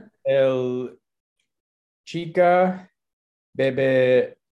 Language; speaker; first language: Spanish; non-native, learner; English